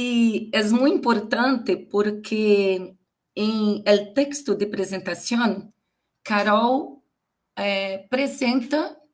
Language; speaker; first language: Spanish; non-native, learner; Portuguese